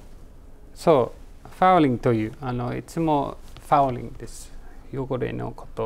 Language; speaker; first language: Japanese; non-native, learner; English